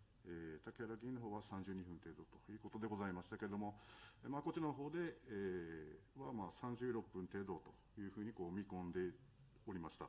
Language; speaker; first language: Japanese; native; Japanese